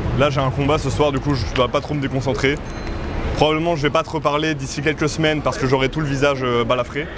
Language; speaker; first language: French; native; French